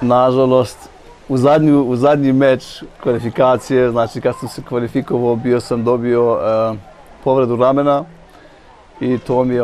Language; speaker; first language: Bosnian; early bilingual, heritage; Bosnian